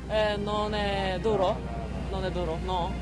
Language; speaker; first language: Italian; non-native, learner; Korean